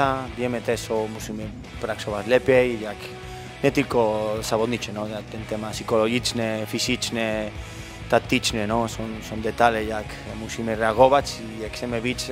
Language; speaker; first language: Polish; non-native, learner; Spanish